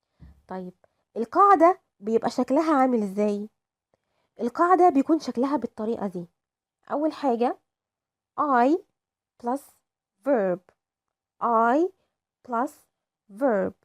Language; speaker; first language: Arabic; native; Arabic